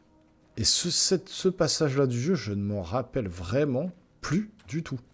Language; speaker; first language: French; native; French